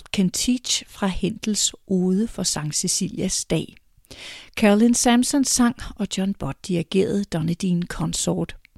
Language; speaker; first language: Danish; native; Danish